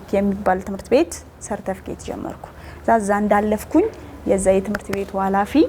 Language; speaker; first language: Amharic; native; Amharic